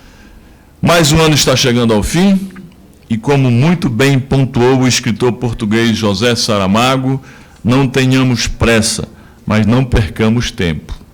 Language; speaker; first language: Portuguese; native; Portuguese